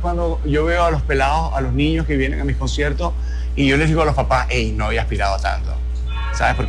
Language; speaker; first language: Spanish; native; Spanish